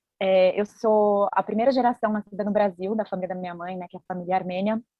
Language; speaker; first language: Portuguese; native; Portuguese